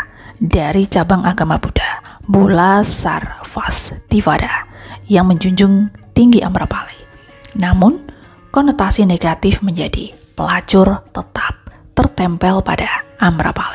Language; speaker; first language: Indonesian; native; Indonesian